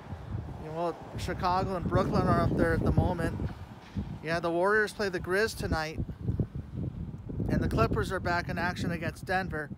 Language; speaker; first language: English; native; English